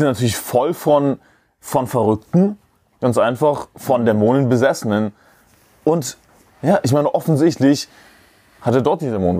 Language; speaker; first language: German; native; German